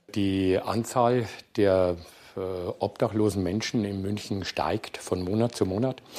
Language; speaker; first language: German; non-native, fluent; Slovenian